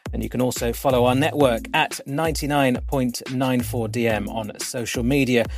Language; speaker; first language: English; native; English